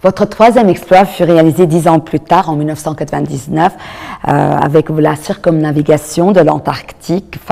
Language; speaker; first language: French; non-native, local second language; Arabic